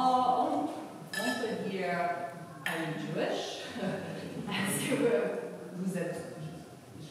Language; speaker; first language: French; non-native, fluent; English